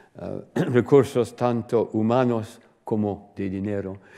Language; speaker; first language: Spanish; non-native, fluent; English